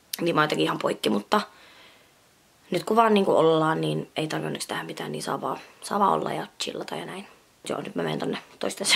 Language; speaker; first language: Finnish; native; Finnish